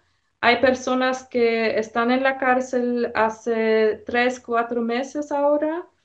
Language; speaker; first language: Spanish; non-native, fluent; German